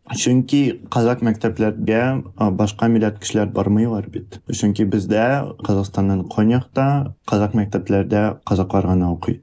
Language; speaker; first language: Tatar; early bilingual, heritage; Russian